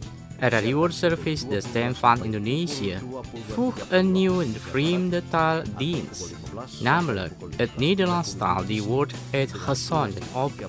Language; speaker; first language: Dutch; non-native, learner; Indonesian